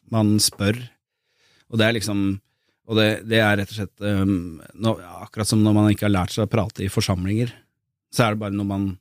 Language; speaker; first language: Norwegian; native; Norwegian